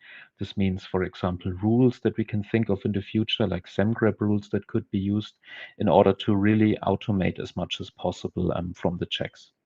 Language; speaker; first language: English; non-native, fluent; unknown